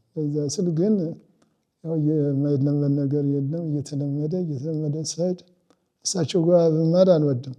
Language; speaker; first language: Amharic; native; Amharic